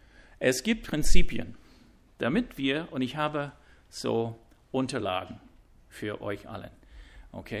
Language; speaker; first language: German; non-native, fluent; English